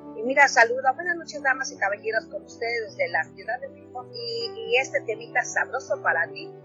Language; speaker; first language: Spanish; native; Spanish